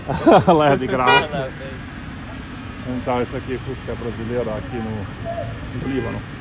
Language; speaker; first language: Portuguese; non-native, local second language; Arabic